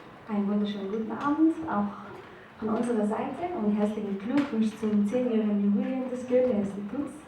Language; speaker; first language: German; non-native, fluent; Mongolian